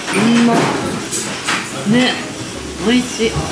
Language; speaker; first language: Japanese; native; Japanese